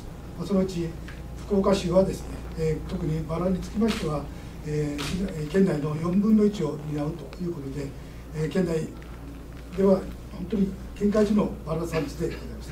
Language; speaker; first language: Japanese; native; Japanese